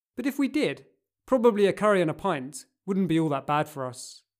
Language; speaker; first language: English; native; English